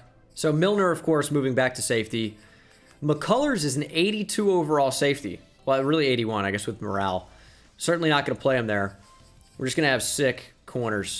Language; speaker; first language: English; native; English